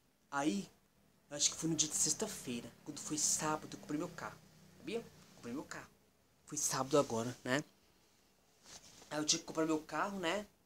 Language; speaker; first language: Portuguese; native; Portuguese